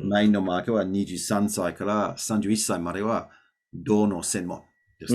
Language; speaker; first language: Japanese; non-native, learner; English